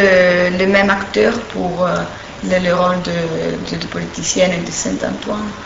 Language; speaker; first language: French; non-native, fluent; Italian